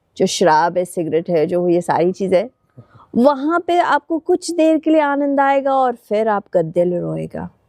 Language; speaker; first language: Hindi; non-native, fluent; English